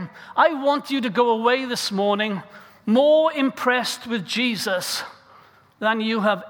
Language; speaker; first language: English; native; English